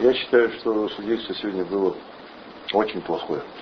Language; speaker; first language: Russian; native; Russian